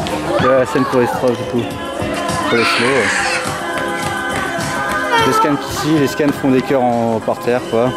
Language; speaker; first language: French; native; French